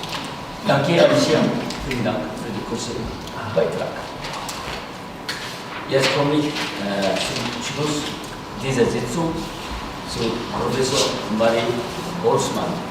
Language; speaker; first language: German; non-native, fluent; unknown